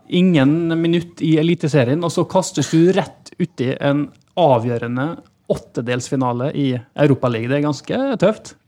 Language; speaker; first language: Norwegian; native; Norwegian